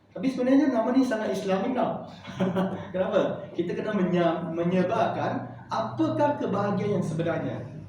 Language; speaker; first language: Malay; non-native, local second language; Chinese